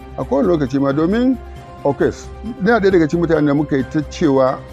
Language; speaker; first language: Hausa; native; Hausa